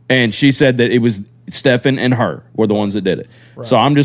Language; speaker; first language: English; native; English